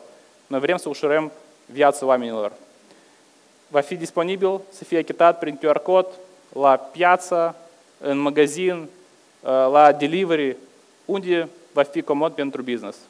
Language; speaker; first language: Romanian; non-native, local second language; Russian